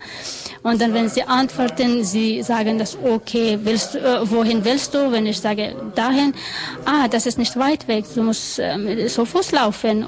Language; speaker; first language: German; non-native, learner; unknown